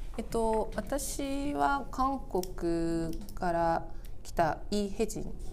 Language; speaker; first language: Japanese; non-native, fluent; Korean